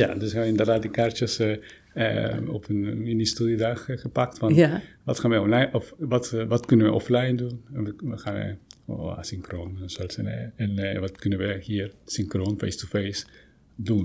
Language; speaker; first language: Dutch; non-native, fluent; Spanish